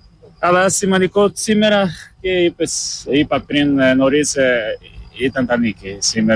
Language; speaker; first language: Greek; non-native, learner; Portuguese